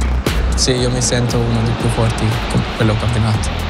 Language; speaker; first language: Italian; non-native, learner; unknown